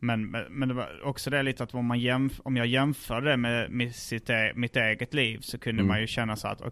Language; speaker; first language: Swedish; native; Swedish